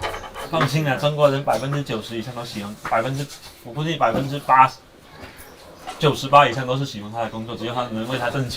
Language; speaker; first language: Chinese; native; Chinese